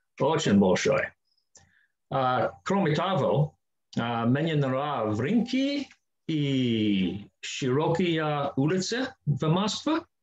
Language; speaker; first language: Russian; non-native, learner; English